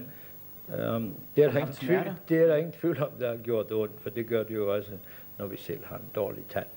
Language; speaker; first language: Danish; native; Danish